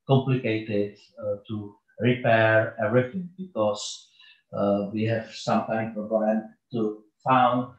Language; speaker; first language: English; non-native, learner; Czech